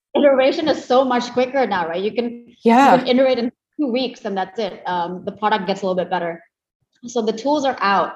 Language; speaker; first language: English; non-native, fluent; Indonesian